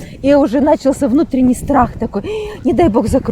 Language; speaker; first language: Russian; native; Russian